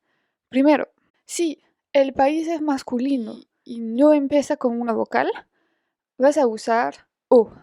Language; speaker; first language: Spanish; non-native, fluent; French